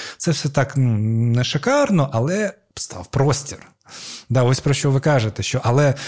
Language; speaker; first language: Ukrainian; native; Ukrainian